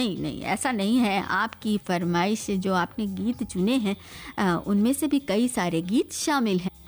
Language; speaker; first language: Hindi; native; Hindi